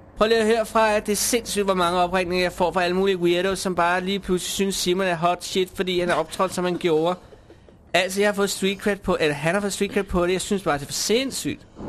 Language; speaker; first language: Danish; native; Danish